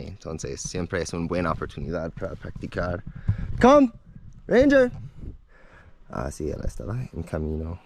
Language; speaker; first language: Spanish; non-native, fluent; English